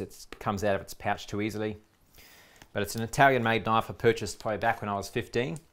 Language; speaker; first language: English; native; English